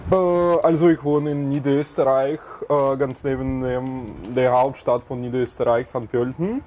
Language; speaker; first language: German; non-native, fluent; Russian